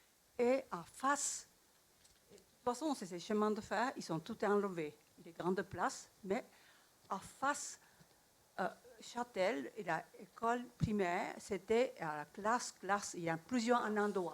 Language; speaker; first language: French; non-native, learner; Japanese